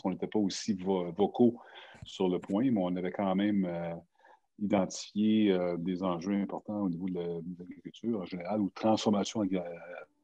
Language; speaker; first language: French; native; French